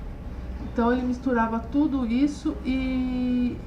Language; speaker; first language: Portuguese; native; Portuguese